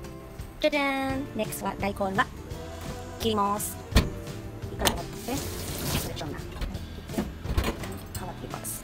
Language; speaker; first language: Japanese; non-native, fluent; Filipino